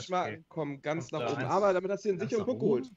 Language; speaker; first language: German; native; German